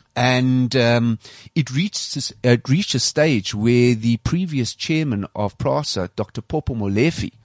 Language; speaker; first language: English; native; English